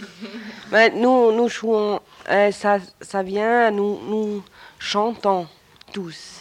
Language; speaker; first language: French; non-native, local second language; German